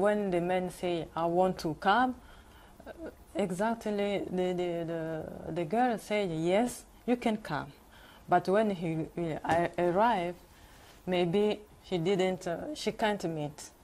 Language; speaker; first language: English; non-native, learner; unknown